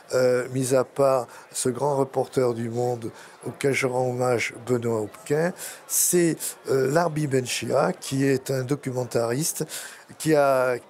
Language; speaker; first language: French; native; French